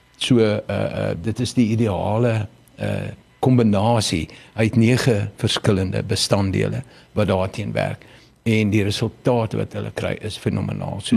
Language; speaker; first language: Afrikaans; native; Afrikaans